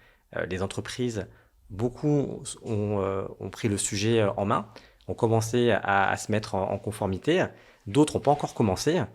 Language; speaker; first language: French; native; French